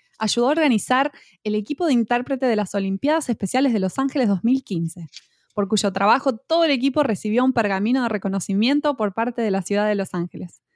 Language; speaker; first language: Spanish; native; Spanish